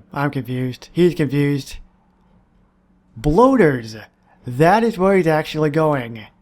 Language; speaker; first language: English; native; English